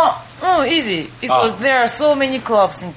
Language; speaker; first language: English; non-native, fluent; Japanese